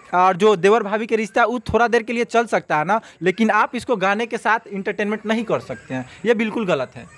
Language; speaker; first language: Hindi; native; Hindi